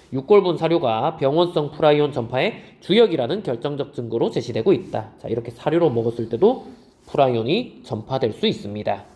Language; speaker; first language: Korean; native; Korean